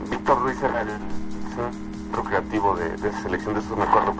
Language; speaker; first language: Spanish; native; Spanish